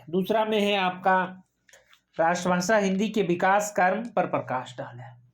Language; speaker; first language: Hindi; native; Hindi